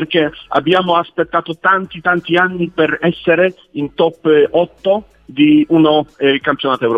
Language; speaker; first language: Italian; non-native, learner; Polish